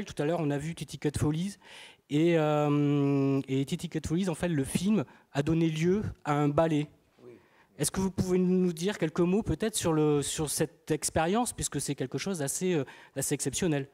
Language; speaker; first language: French; native; French